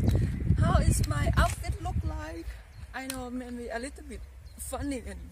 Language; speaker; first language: English; non-native, learner; Thai